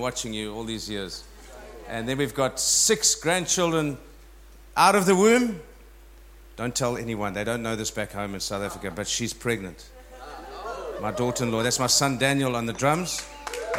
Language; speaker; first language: English; native; English